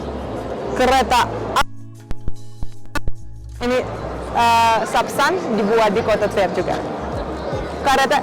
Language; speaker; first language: Indonesian; non-native, fluent; Russian